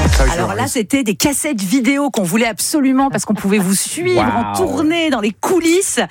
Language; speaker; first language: French; native; French